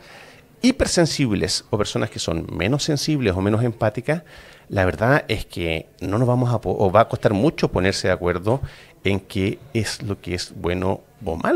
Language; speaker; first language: Spanish; native; Spanish